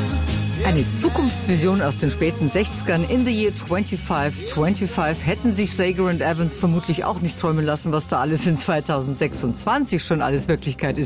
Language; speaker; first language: German; native; German